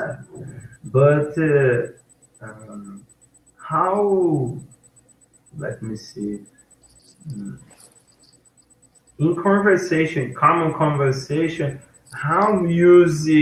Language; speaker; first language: English; non-native, learner; Portuguese